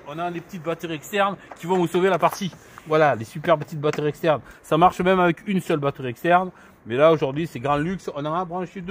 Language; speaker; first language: French; native; French